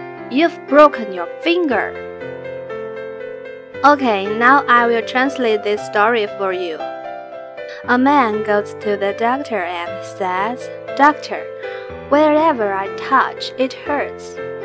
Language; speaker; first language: English; non-native, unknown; Chinese